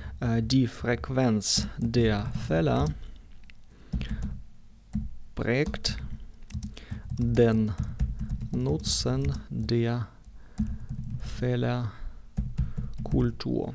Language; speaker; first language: German; non-native, fluent; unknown